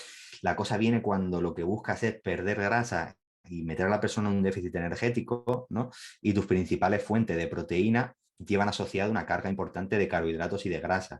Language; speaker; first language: Spanish; native; Spanish